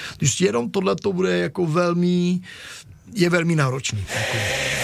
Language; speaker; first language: Czech; non-native, learner; French